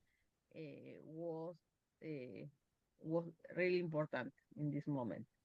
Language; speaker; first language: English; non-native, learner; Spanish